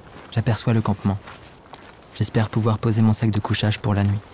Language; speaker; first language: French; native; French